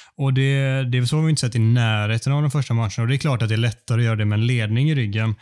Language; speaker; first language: Swedish; native; Swedish